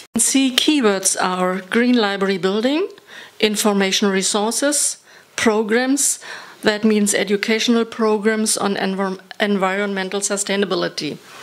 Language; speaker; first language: English; non-native, fluent; German